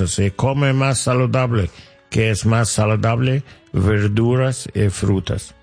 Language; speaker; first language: Spanish; non-native, fluent; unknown